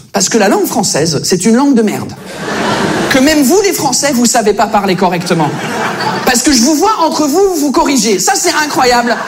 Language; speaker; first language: French; early bilingual, other home language; English